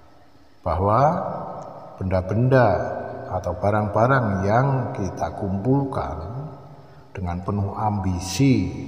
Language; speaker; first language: Indonesian; native; Indonesian